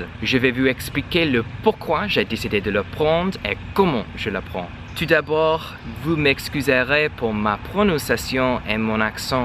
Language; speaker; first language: French; non-native, learner; English